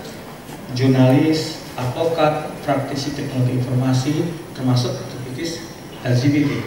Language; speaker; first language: Indonesian; native; Indonesian